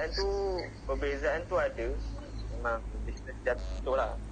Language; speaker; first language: Malay; native; Malay